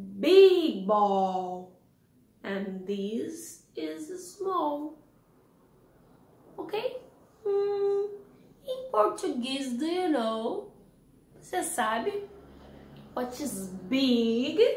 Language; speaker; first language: English; non-native, learner; Portuguese